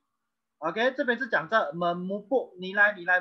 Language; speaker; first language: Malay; non-native, local second language; Chinese